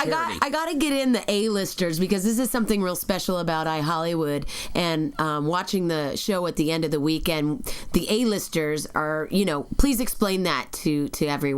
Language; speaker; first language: English; native; English